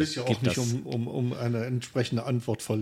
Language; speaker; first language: German; native; German